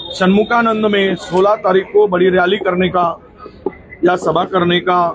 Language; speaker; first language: Hindi; non-native, local second language; Marathi